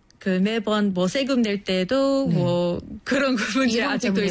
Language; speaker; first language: Korean; non-native, fluent; English